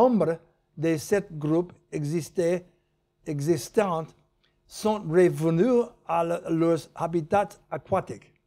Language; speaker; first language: French; non-native, learner; English